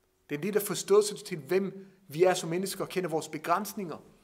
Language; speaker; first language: Danish; non-native, fluent; Hebrew